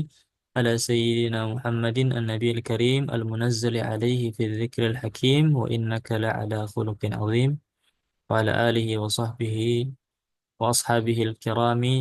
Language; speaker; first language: Arabic; non-native, fluent; Indonesian